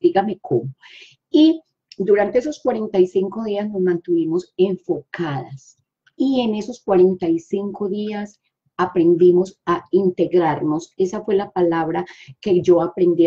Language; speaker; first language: Spanish; native; Spanish